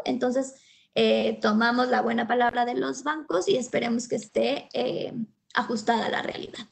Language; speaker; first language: Spanish; native; Spanish